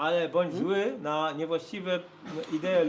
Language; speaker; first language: Polish; native; Polish